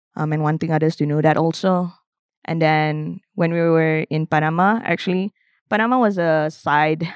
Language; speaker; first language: English; non-native, local second language; Malay